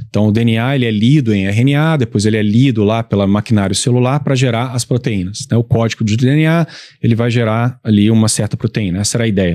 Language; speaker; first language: Portuguese; native; Portuguese